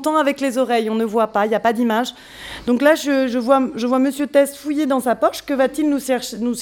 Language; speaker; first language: French; native; French